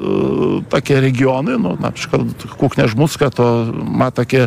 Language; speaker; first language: Polish; non-native, fluent; Lithuanian